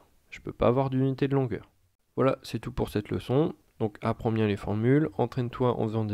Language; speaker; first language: French; native; French